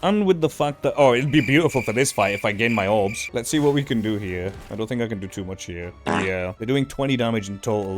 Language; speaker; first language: English; native; English